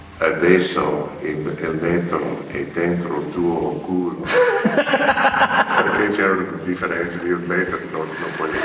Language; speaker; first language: Italian; non-native, fluent; English